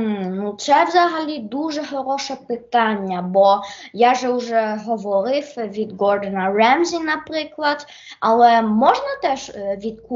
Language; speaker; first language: Ukrainian; early bilingual, heritage; Ukrainian